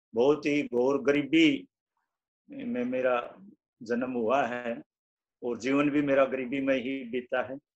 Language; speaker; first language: Hindi; native; Hindi